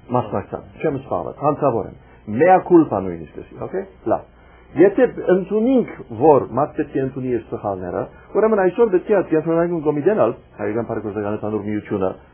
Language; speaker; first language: Armenian; early bilingual, heritage; Armenian